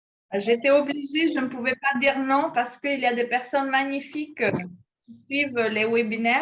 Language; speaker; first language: French; non-native, fluent; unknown